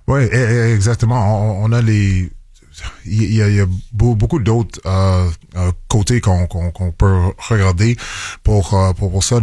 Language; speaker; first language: French; non-native, local second language; English